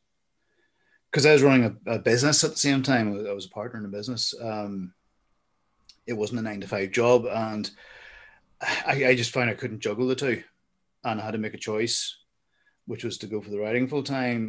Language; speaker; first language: English; native; English